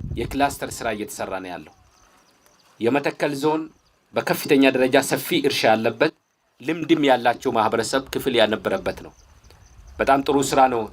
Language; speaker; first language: Amharic; native; Amharic